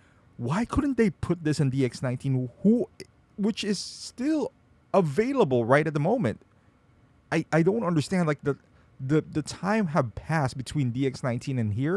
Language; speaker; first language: English; native; English